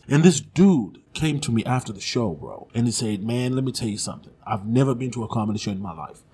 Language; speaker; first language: English; non-native, local second language; Shona